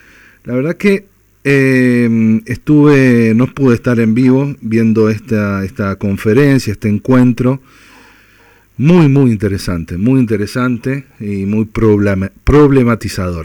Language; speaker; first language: Spanish; native; Spanish